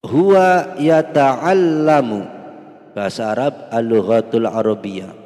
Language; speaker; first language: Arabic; non-native, fluent; Indonesian